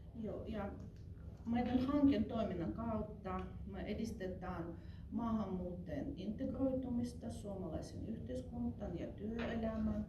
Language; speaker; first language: Finnish; non-native, fluent; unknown